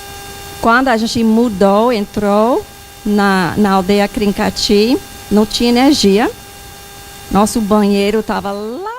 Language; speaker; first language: Portuguese; non-native, fluent; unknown